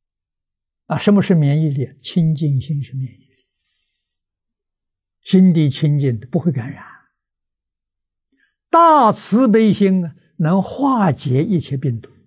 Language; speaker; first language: Chinese; native; Chinese